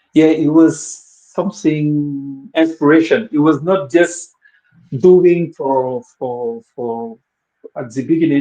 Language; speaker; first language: English; non-native, fluent; Wolof